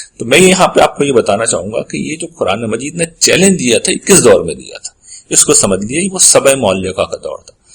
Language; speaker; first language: Urdu; native; Urdu